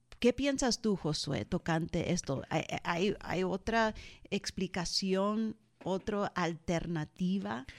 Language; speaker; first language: Spanish; early bilingual, heritage; Spanish